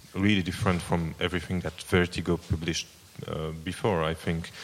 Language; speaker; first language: English; non-native, fluent; French